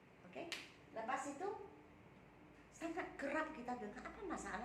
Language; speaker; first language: Indonesian; non-native, local second language; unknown